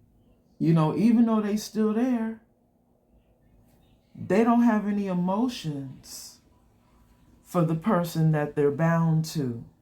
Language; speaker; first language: English; native; English